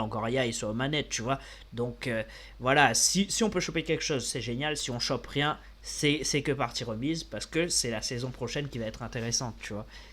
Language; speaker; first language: French; native; French